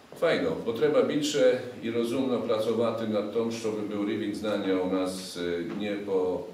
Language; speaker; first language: Polish; non-native, learner; Ukrainian